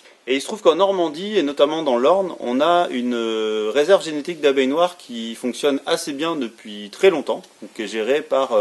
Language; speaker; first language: French; native; French